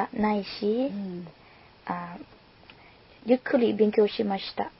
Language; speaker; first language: Japanese; non-native, learner; Lao